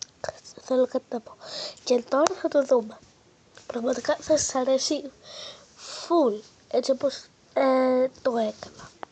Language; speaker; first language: Greek; native; Greek